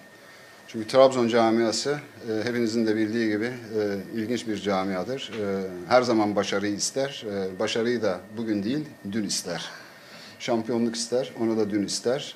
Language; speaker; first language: Turkish; native; Turkish